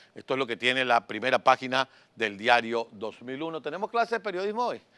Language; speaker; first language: Spanish; native; Spanish